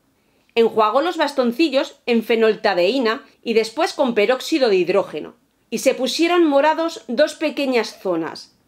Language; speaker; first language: Spanish; native; Spanish